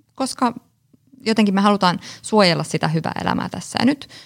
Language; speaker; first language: Finnish; native; Finnish